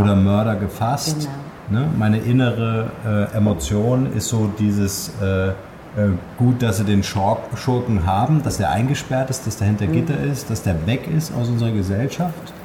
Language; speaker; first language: German; native; German